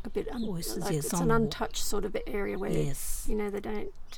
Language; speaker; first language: English; native; English